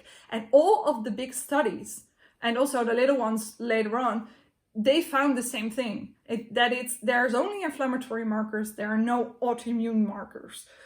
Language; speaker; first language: English; non-native, fluent; Dutch